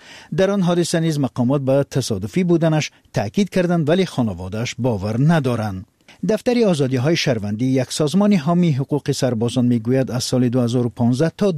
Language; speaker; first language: Persian; native; Persian